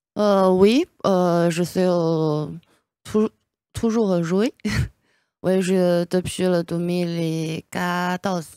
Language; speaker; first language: French; non-native, learner; Chinese